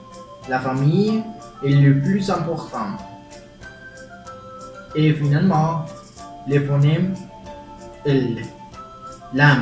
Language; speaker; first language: French; non-native, learner; Spanish